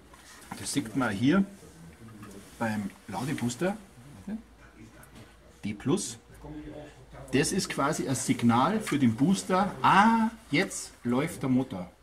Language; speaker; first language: German; native; German